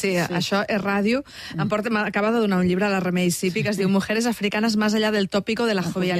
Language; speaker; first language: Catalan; native; Catalan